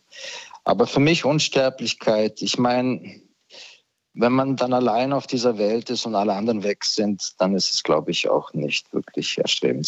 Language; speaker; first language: German; early bilingual, other home language; Croatian